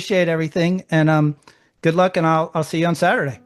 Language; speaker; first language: English; native; English